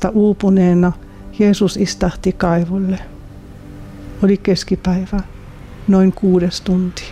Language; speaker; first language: Finnish; non-native, fluent; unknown